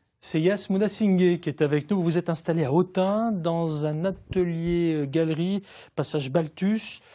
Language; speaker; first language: French; native; French